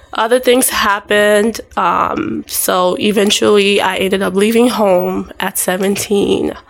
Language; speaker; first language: English; early bilingual, other home language; Haitian Creole